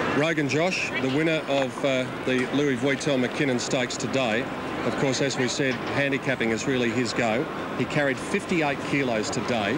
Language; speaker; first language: English; native; English